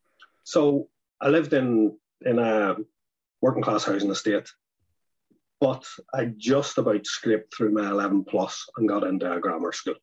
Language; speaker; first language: English; native; English